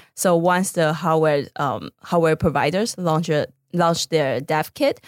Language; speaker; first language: English; non-native, fluent; Chinese